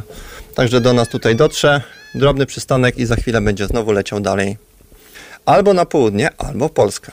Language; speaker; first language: Polish; native; Polish